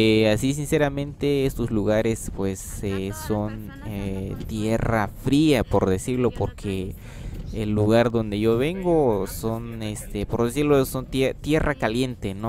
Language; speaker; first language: Spanish; native; Spanish